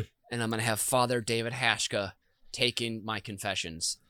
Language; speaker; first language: English; native; English